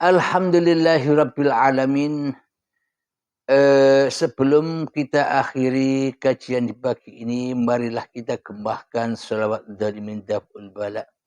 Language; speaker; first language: Indonesian; non-native, local second language; Javanese